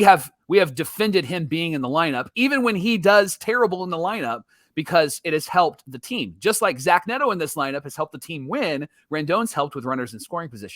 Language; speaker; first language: English; native; English